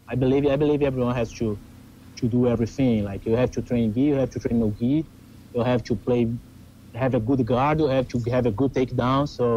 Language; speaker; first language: English; non-native, learner; Portuguese